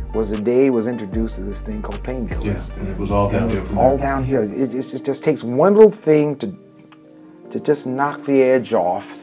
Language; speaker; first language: English; native; English